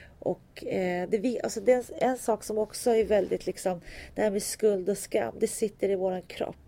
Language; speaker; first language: Swedish; early bilingual, other home language; Turkish